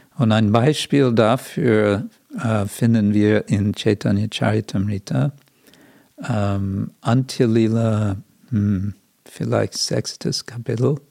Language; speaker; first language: German; non-native, fluent; English